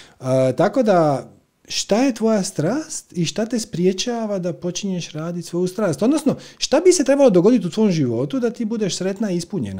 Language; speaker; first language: Croatian; native; Croatian